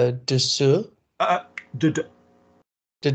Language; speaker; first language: French; non-native, learner; English